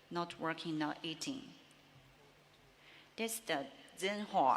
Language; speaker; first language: English; non-native, learner; Chinese